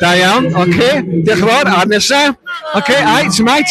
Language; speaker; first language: Welsh; native; Welsh